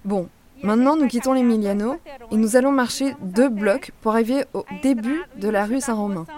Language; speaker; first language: French; non-native, fluent; Portuguese